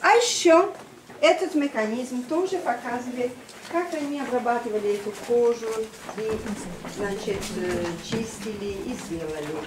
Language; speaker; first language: Russian; non-native, fluent; Albanian